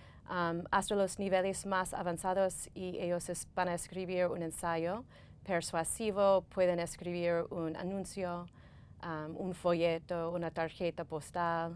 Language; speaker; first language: Spanish; non-native, fluent; English